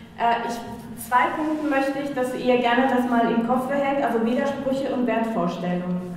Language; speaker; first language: German; non-native, fluent; Spanish